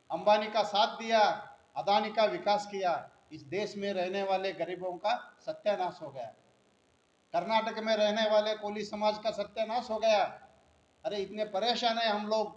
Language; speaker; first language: Hindi; non-native, local second language; Kannada